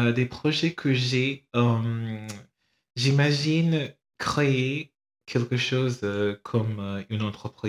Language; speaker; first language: French; non-native, fluent; English